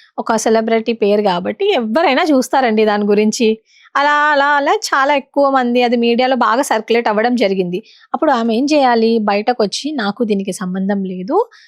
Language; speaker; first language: Telugu; non-native, local second language; Lambadi